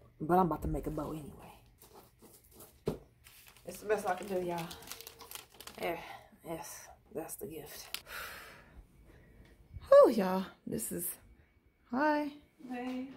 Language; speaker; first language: English; native; English